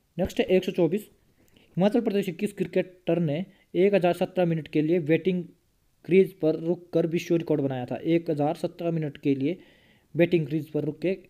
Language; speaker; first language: Hindi; native; Hindi